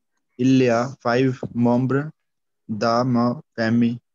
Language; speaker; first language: French; non-native, learner; Hindi